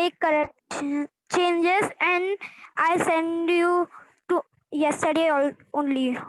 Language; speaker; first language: English; non-native, learner; Hindi